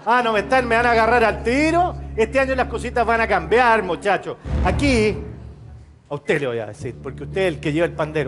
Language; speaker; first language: Spanish; native; Spanish